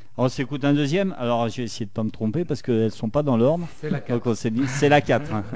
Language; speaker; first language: French; native; French